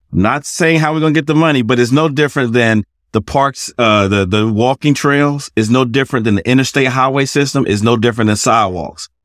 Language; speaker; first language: English; native; English